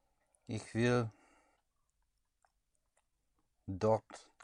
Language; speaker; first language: German; non-native, learner; English